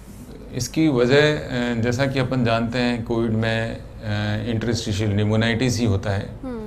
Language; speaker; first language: Hindi; native; Hindi